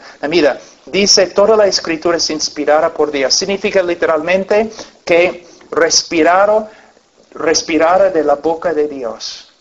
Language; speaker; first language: Spanish; non-native, fluent; English